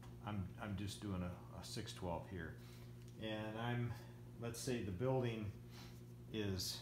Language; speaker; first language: English; native; English